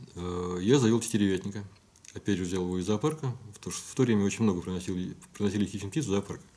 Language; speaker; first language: Russian; native; Russian